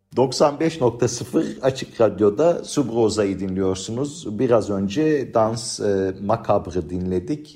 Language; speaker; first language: Turkish; native; Turkish